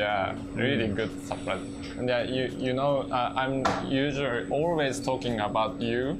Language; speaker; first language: English; non-native, learner; Japanese